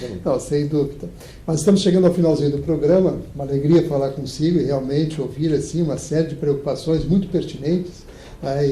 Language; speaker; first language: Portuguese; native; Portuguese